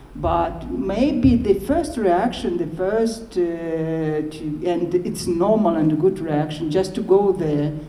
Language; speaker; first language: English; non-native, learner; Russian